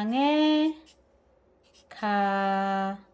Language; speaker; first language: Korean; non-native, fluent; Filipino